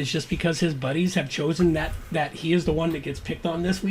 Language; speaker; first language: English; native; English